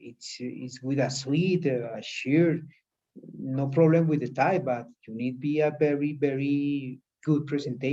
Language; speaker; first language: English; non-native, learner; Spanish